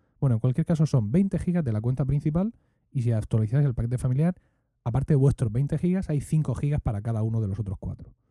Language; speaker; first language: Spanish; native; Spanish